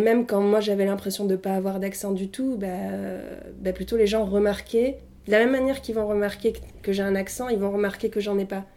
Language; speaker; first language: French; early bilingual, other home language; Arabic